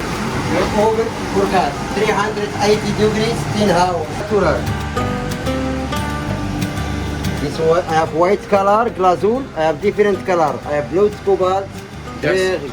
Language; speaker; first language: English; non-native, learner; Arabic